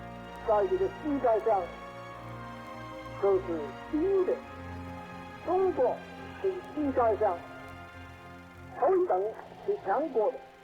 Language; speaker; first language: Chinese; non-native, local second language; Cantonese